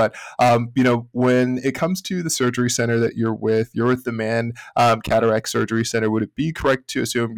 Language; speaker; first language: English; native; English